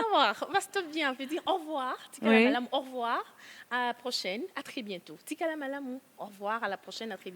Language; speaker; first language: French; non-native, local second language; Lingala